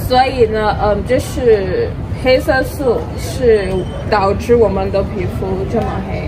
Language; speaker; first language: Chinese; non-native, fluent; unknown